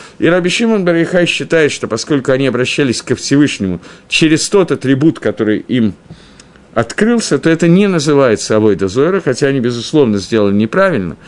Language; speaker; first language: Russian; early bilingual, heritage; Russian